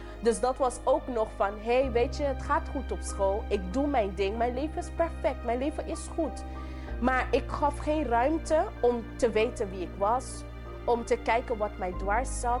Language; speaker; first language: Dutch; non-native, local second language; English